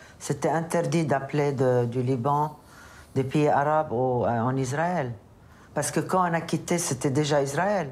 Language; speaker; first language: French; non-native, local second language; Arabic